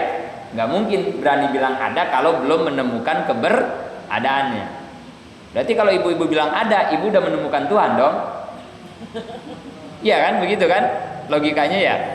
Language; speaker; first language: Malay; non-native, local second language; Sundanese